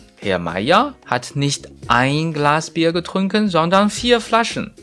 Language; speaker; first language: German; non-native, fluent; Chinese